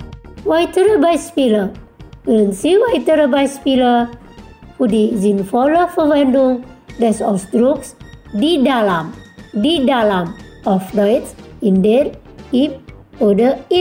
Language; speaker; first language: German; non-native, fluent; Indonesian